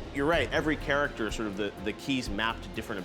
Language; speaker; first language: English; native; English